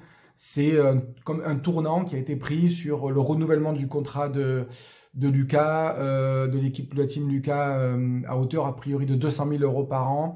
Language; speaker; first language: French; native; French